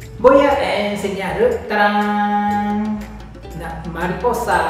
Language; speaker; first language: Spanish; non-native, learner; Japanese